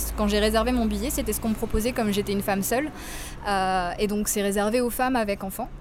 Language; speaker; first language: French; native; French